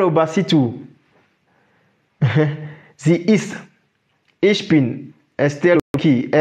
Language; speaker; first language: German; non-native, fluent; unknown